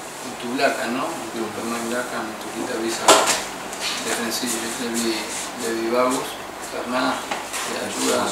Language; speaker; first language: Indonesian; non-native, fluent; Spanish